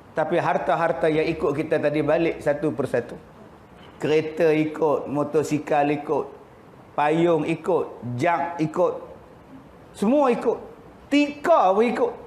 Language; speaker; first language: Malay; native; Malay